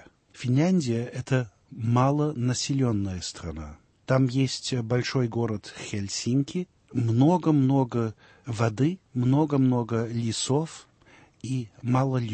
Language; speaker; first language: Russian; early bilingual, heritage; Russian